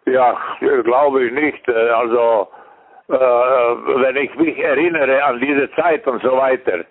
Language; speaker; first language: German; non-native, fluent; Serbian